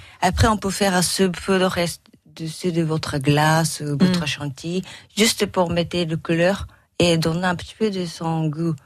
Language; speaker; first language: French; non-native, learner; Japanese